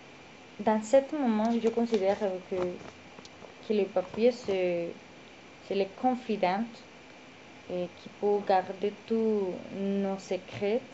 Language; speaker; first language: French; non-native, learner; Spanish